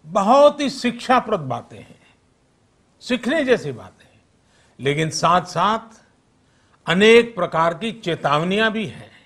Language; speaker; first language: Hindi; non-native, local second language; Gujarati